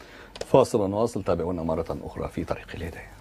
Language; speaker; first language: Arabic; native; Arabic